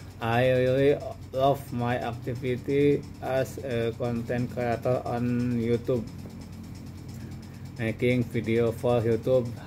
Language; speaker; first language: English; non-native, learner; Indonesian